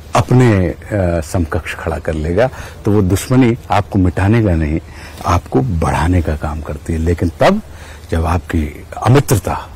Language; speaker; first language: Hindi; native; Hindi